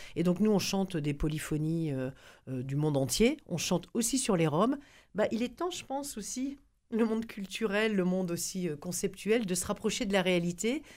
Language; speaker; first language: French; native; French